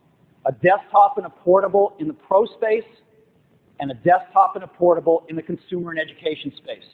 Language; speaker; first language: English; native; English